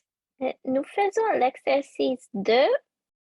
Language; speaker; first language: French; non-native, learner; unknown